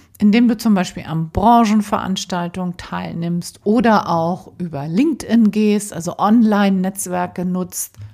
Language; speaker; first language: German; native; German